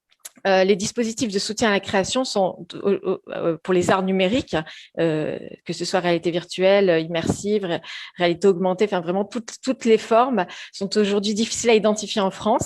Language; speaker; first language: French; native; French